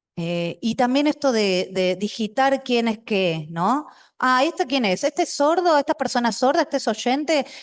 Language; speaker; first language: Spanish; non-native, local second language; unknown